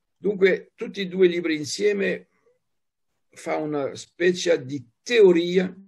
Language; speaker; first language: Italian; non-native, fluent; Arabic